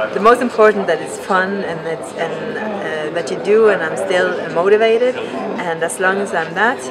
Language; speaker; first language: English; non-native, fluent; Norwegian